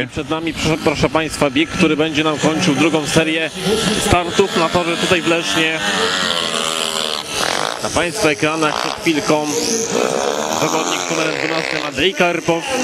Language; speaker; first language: Polish; native; Polish